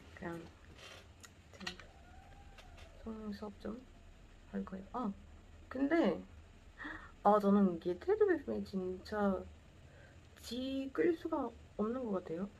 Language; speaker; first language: Korean; non-native, learner; Portuguese